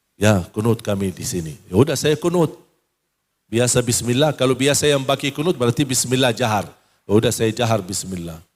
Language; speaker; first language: Malay; non-native, fluent; Arabic